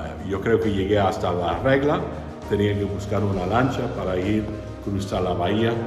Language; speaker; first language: Spanish; non-native, fluent; English